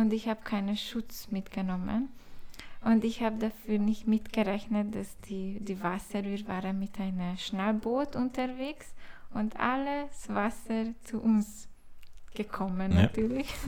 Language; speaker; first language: German; non-native, learner; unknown